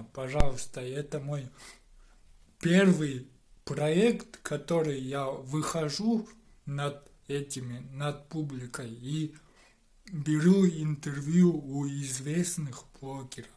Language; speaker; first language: Russian; non-native, local second language; Kyrgyz